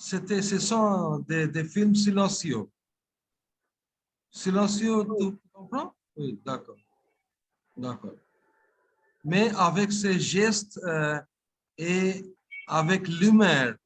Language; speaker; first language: French; non-native, fluent; Bangla